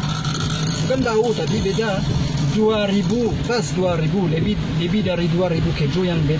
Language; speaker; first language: Indonesian; non-native, learner; French